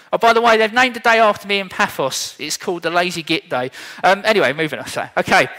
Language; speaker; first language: English; native; English